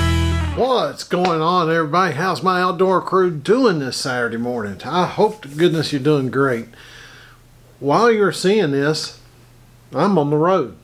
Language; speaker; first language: English; native; English